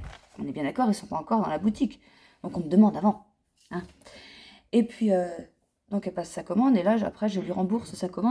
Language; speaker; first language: French; native; French